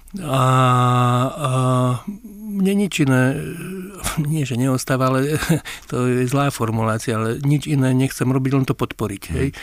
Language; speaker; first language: Slovak; native; Slovak